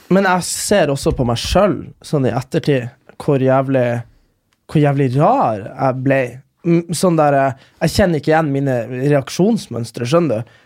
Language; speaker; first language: Norwegian; native; Norwegian